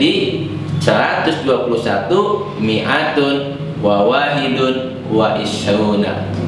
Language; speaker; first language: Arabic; non-native, fluent; Indonesian